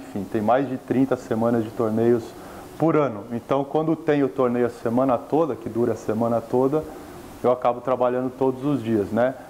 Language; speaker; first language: Portuguese; native; Portuguese